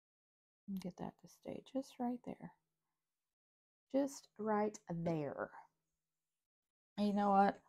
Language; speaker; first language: English; native; English